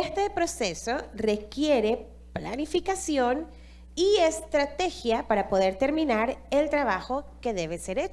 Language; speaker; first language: Spanish; non-native, fluent; English